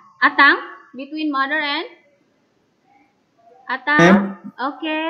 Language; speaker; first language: English; non-native, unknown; Indonesian